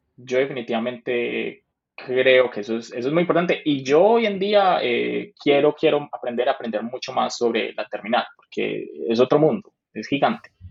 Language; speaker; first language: Spanish; native; Spanish